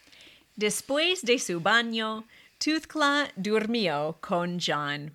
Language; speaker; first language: Spanish; non-native, fluent; English